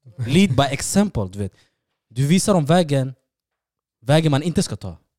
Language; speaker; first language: Swedish; early bilingual, other home language; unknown